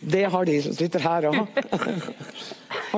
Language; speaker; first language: Norwegian; native; Norwegian